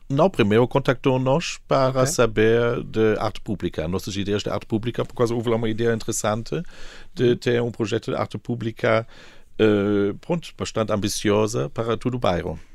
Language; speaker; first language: Portuguese; non-native, fluent; German